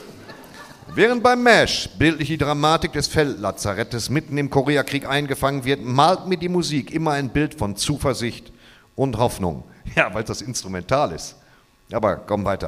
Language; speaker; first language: German; native; German